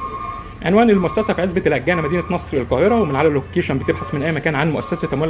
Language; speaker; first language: Arabic; native; Arabic